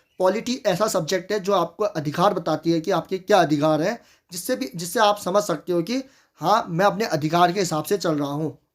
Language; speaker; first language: Hindi; native; Hindi